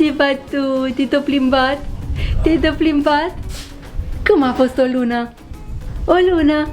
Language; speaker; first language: Romanian; native; Romanian